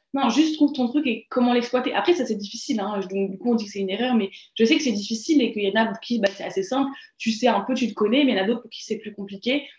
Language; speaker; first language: French; native; French